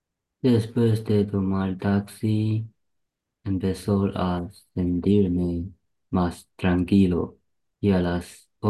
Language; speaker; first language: Spanish; non-native, learner; Chinese